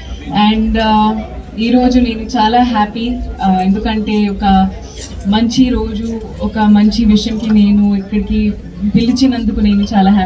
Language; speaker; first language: Telugu; non-native, local second language; Hindi